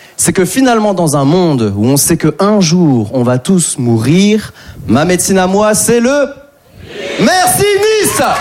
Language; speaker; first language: French; native; French